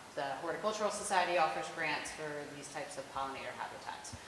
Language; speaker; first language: English; native; English